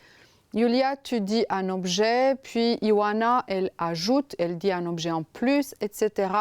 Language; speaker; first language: French; non-native, fluent; Romanian